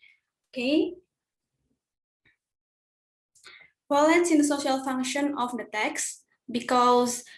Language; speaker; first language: English; non-native, learner; Indonesian